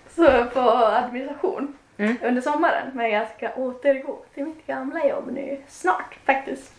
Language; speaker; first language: Swedish; non-native, local second language; Finnish